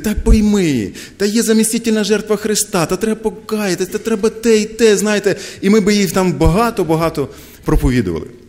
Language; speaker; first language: Ukrainian; non-native, local second language; Russian